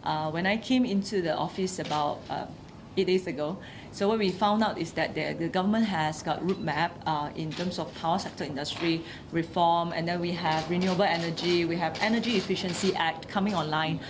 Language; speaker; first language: English; non-native, local second language; Chinese